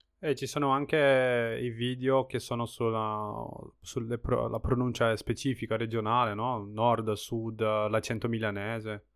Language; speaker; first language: Italian; non-native, fluent; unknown